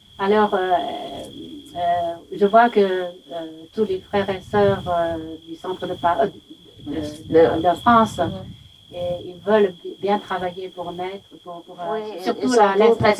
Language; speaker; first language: French; non-native, learner; Chinese